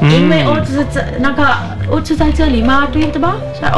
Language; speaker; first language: Chinese; non-native, learner; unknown